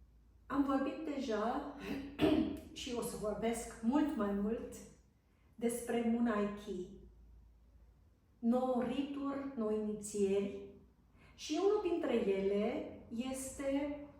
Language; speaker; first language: Romanian; non-native, fluent; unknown